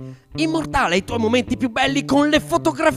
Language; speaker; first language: Italian; native; Italian